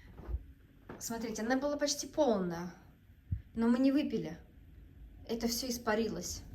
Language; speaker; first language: Russian; native; Russian